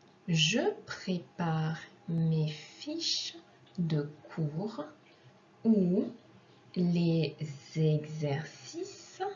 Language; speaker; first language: French; non-native, fluent; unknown